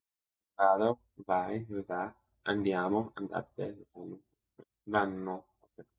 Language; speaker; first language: Italian; non-native, learner; English